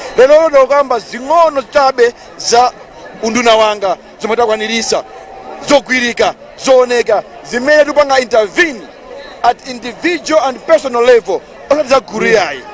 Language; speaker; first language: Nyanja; native; Nyanja